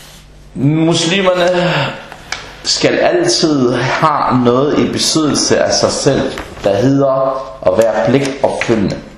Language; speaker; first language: Danish; early bilingual, other home language; Arabic